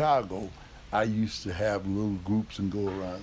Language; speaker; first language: English; native; English